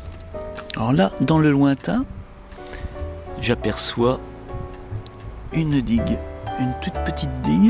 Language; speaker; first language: French; native; French